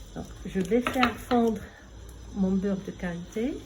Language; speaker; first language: French; non-native, local second language; Arabic